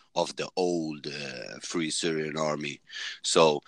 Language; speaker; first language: English; early bilingual, heritage; Swedish